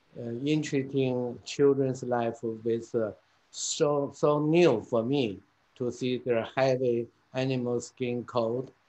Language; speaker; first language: English; non-native, fluent; Chinese